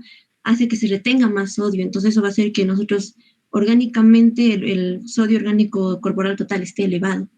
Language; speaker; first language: Spanish; native; Spanish